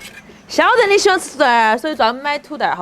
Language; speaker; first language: Chinese; native; Chinese